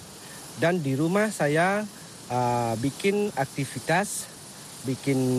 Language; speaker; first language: Indonesian; non-native, local second language; Balinese